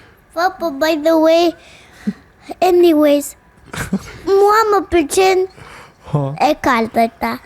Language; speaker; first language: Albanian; early bilingual, heritage; Albanian